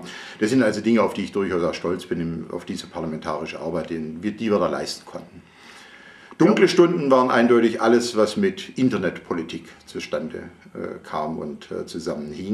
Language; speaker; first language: German; native; German